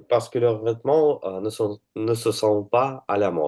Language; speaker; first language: French; non-native, learner; Russian